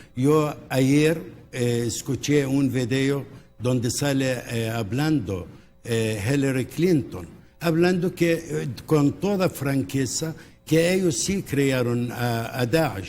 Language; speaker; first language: Spanish; non-native, local second language; Arabic